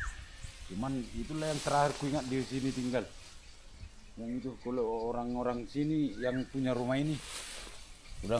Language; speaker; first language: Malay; non-native, local second language; Batak Toba